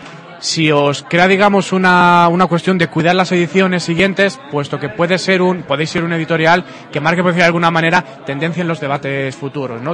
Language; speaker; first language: Spanish; native; Spanish